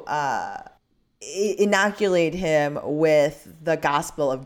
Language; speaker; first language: English; early bilingual, other home language; Korean